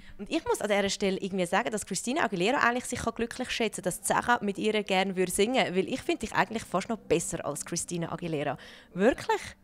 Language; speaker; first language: German; native; German